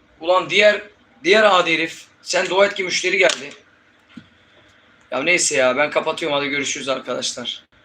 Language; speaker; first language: Turkish; native; Turkish